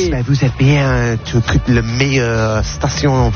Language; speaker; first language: French; non-native, learner; English